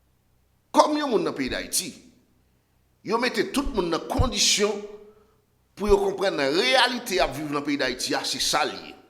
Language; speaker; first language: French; non-native, local second language; Haitian Creole